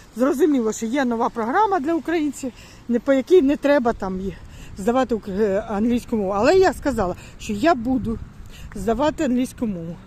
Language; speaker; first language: Ukrainian; native; Ukrainian